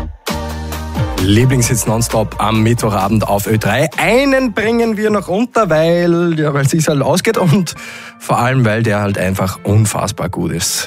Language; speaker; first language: German; native; German